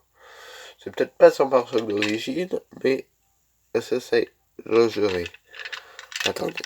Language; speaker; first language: French; native; French